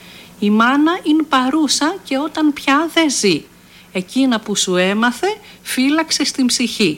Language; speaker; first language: Greek; native; Greek